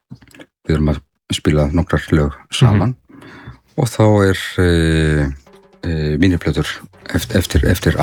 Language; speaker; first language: Icelandic; non-native, learner; Spanish